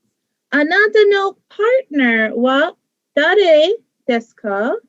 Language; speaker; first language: Japanese; non-native, fluent; English